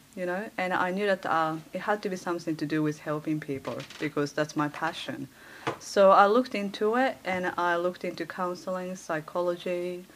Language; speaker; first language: English; early bilingual, other home language; Japanese